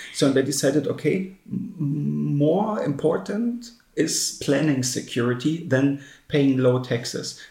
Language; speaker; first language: English; non-native, fluent; German